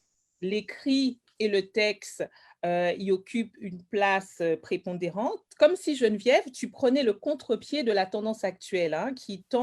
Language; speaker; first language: French; native; French